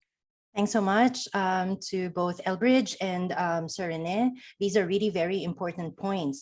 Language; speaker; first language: English; non-native, local second language; Filipino